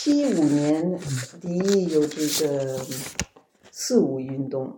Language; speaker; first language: Chinese; non-native, fluent; French